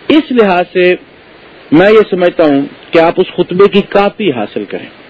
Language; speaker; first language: Urdu; native; Urdu